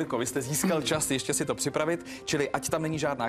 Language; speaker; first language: Czech; native; Czech